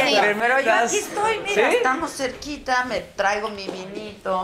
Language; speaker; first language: Spanish; native; Spanish